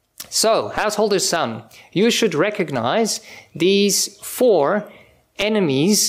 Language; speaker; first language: English; non-native, fluent; German